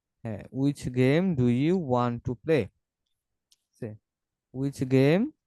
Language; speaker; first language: English; non-native, fluent; Bangla